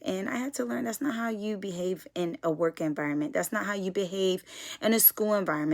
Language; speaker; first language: English; native; English